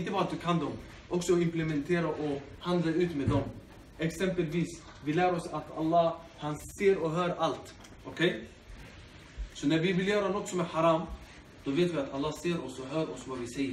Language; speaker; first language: Swedish; early bilingual, other home language; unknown